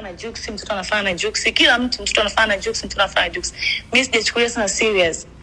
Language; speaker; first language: Swahili; native; Swahili